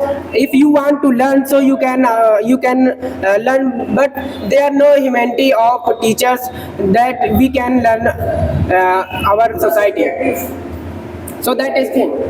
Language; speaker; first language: English; non-native, learner; Hindi